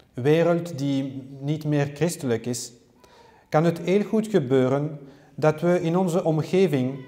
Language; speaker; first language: Dutch; non-native, learner; French